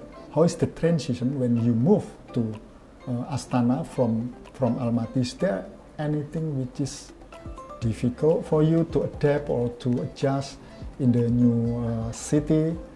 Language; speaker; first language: English; non-native, fluent; Indonesian